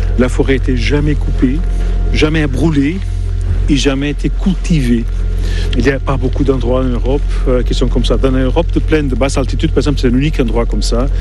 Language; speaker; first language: French; non-native, fluent; Portuguese